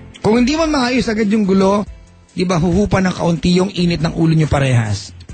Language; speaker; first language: Filipino; native; Filipino